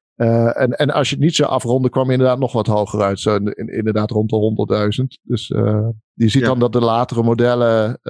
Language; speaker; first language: Dutch; native; Dutch